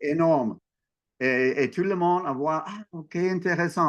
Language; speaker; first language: French; non-native, learner; English